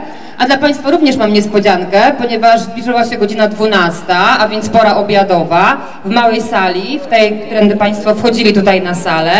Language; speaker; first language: Polish; native; Polish